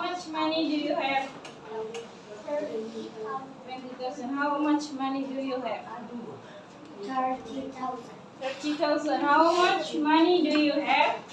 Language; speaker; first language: English; non-native, learner; Indonesian